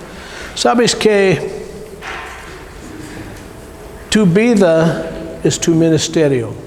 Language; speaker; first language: Spanish; non-native, learner; English